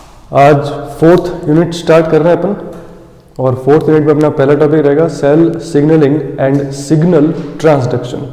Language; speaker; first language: Hindi; native; Hindi